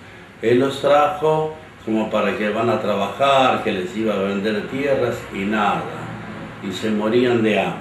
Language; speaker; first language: Spanish; native; Spanish